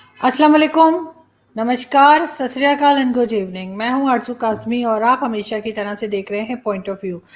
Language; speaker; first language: Urdu; native; Urdu